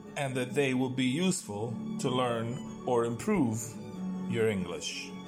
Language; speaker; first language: English; non-native, fluent; Italian